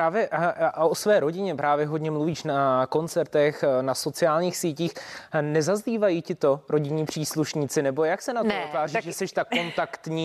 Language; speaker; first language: Czech; native; Czech